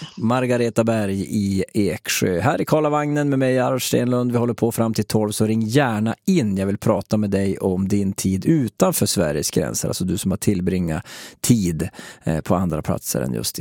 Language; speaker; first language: Swedish; native; Swedish